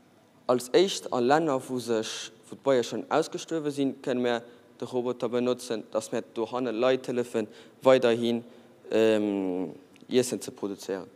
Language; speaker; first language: German; non-native, learner; Portuguese